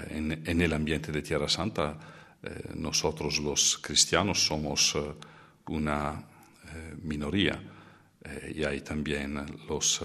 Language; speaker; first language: Spanish; non-native, fluent; Italian